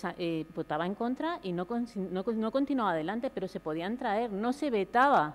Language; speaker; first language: Spanish; native; Spanish